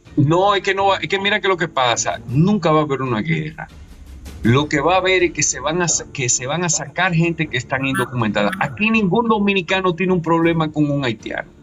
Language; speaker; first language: Spanish; native; Spanish